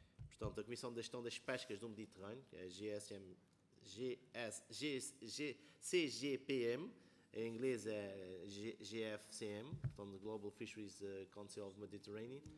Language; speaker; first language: Portuguese; native; Portuguese